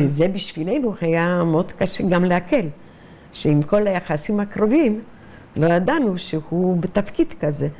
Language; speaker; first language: Hebrew; non-native, fluent; Yiddish